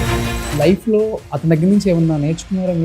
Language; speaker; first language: Telugu; native; Telugu